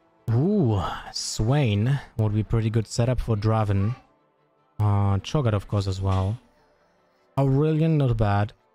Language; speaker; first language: English; non-native, fluent; Polish